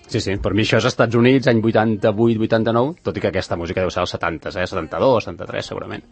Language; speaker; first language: Catalan; native; Catalan